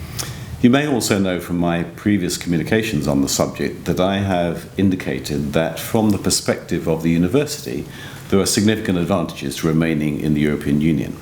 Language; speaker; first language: English; native; English